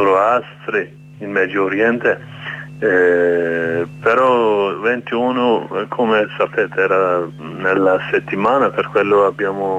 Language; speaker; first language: Italian; non-native, learner; Kurdish